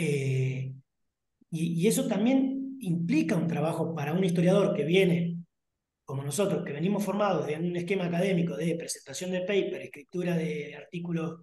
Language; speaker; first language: Spanish; native; Spanish